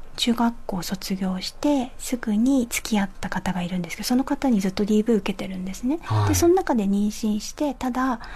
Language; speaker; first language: Japanese; native; Japanese